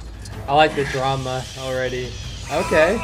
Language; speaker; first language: English; native; English